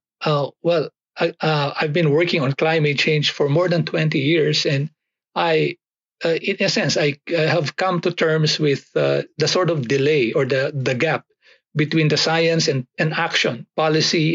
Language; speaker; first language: English; non-native, local second language; Filipino